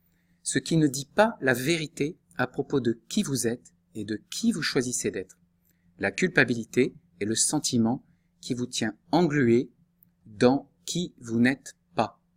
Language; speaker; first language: French; native; French